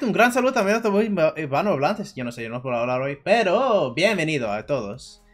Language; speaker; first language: Spanish; non-native, learner; English